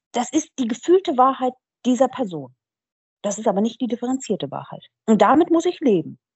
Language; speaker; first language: German; early bilingual, other home language; Persian